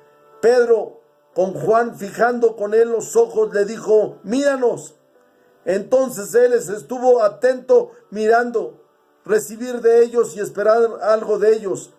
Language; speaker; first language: Spanish; native; Spanish